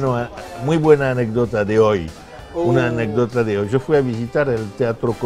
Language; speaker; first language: Spanish; non-native, fluent; French